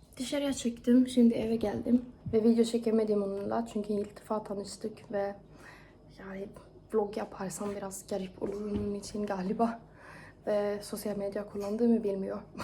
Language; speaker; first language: Turkish; non-native, fluent; Persian